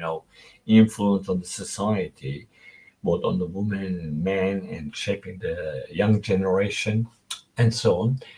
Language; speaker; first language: English; non-native, fluent; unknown